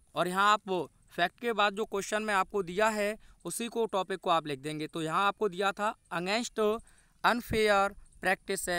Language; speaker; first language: Hindi; native; Hindi